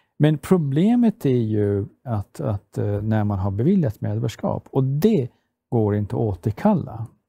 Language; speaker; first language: Swedish; non-native, fluent; Persian